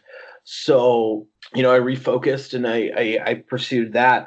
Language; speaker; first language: English; native; English